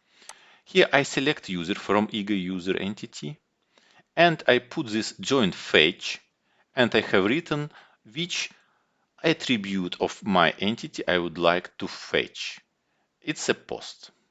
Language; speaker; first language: English; non-native, fluent; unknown